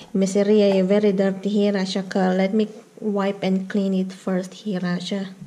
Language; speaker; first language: Romanian; non-native, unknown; Filipino